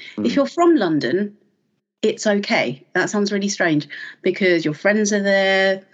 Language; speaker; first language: English; native; English